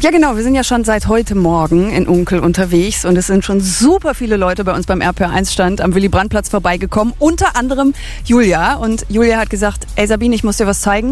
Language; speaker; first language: German; native; German